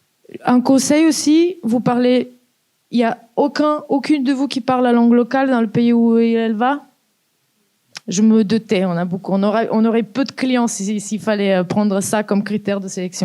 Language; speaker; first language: French; native; French